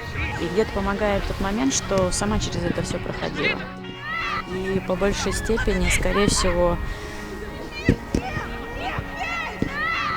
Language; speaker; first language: Russian; native; Russian